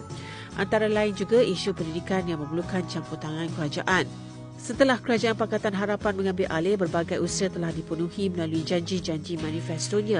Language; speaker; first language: Malay; native; Malay